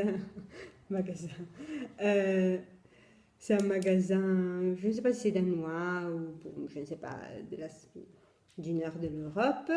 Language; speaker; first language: French; non-native, fluent; Italian